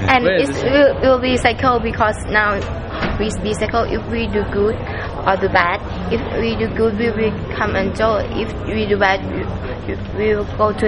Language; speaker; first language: English; non-native, learner; Thai